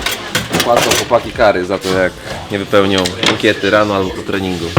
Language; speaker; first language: Polish; native; Polish